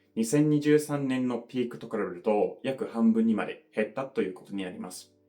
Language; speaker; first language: Japanese; non-native, fluent; English